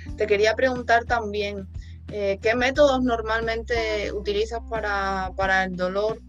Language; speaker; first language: Spanish; native; Spanish